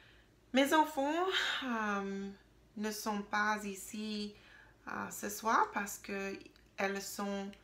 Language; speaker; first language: French; non-native, learner; English